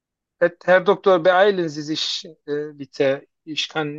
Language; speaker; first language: German; non-native, learner; Turkish